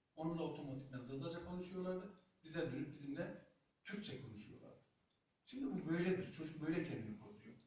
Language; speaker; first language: Turkish; non-native, local second language; Zaza